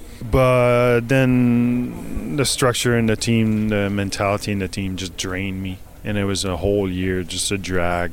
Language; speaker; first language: English; native; English